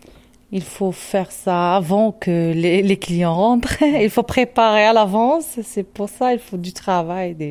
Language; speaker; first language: French; non-native, learner; Arabic